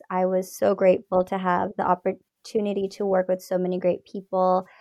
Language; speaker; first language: English; native; English